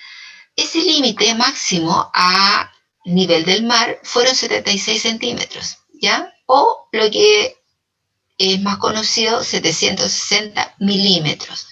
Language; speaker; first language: Spanish; native; Spanish